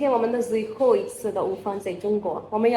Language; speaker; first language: Chinese; non-native, fluent; Urdu